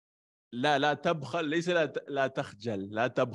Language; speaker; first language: Arabic; non-native, fluent; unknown